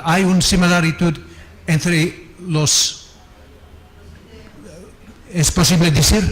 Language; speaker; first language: Spanish; non-native, learner; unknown